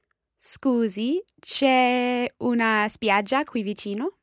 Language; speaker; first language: Italian; non-native, learner; English